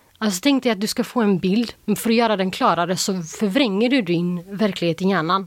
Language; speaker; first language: Swedish; early bilingual, other home language; Albanian